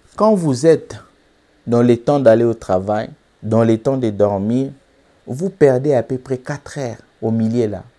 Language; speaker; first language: French; non-native, local second language; Lingala